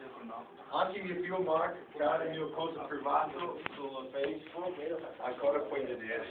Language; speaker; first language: Italian; non-native, learner; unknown